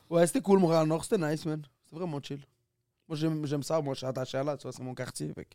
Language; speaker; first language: French; native; French